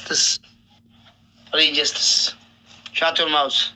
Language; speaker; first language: English; non-native, learner; Oromo